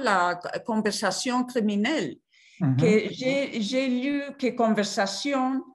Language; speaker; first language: French; non-native, fluent; Spanish